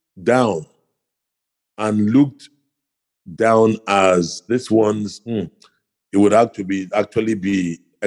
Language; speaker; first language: English; non-native, local second language; Ibibio